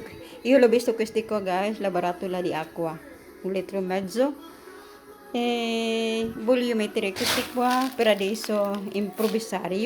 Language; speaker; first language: Italian; non-native, learner; Cebuano